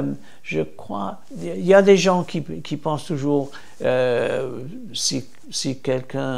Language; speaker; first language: French; non-native, fluent; English